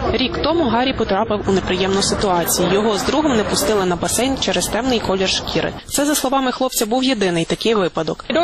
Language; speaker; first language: Ukrainian; native; Ukrainian